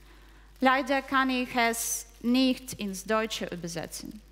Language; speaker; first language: German; non-native, fluent; Ukrainian